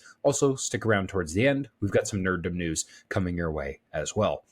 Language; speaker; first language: English; native; English